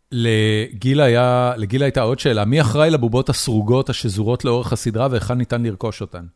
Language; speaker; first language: Hebrew; native; Hebrew